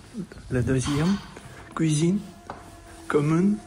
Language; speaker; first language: French; non-native, learner; Russian